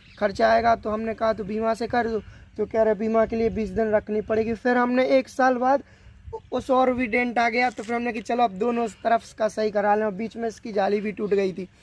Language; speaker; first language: Hindi; native; Hindi